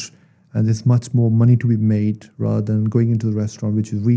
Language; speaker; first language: English; non-native, local second language; Urdu